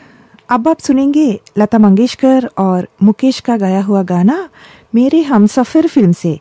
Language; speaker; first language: Hindi; non-native, fluent; Sinhala